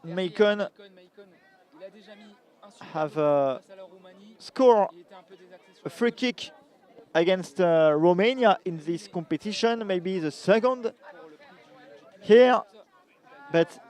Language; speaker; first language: English; non-native, learner; French